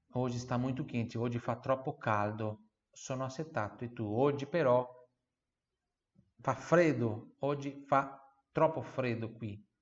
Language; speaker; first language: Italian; non-native, fluent; Portuguese